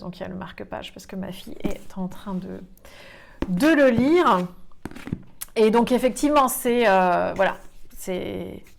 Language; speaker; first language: French; native; French